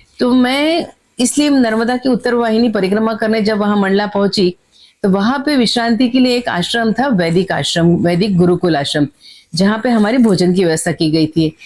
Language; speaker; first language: Hindi; non-native, local second language; Marathi